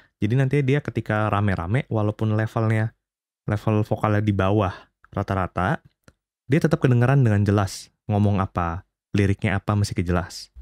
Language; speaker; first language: Indonesian; native; Indonesian